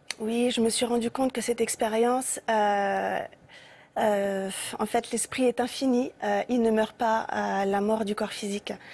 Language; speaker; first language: French; native; French